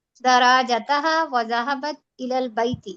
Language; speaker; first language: Arabic; non-native, learner; Urdu